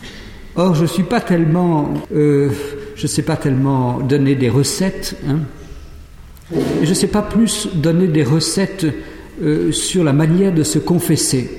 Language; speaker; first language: French; native; French